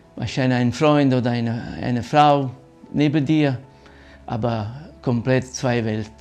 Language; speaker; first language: German; non-native, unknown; Italian